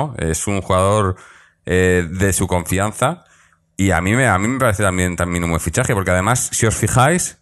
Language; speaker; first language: Spanish; native; Spanish